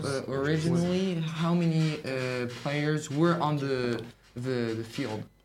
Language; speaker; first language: English; non-native, fluent; French